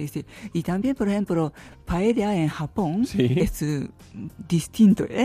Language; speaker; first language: Spanish; non-native, learner; Japanese